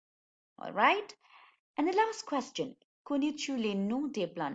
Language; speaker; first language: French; non-native, fluent; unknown